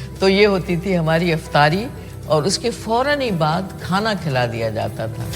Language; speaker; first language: Urdu; non-native, local second language; Sindhi